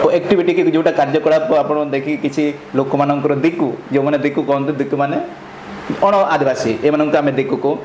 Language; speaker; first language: Odia; non-native, local second language; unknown